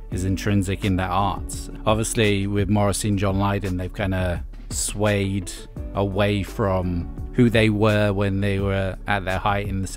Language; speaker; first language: English; native; English